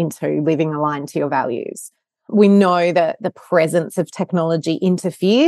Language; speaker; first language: English; native; English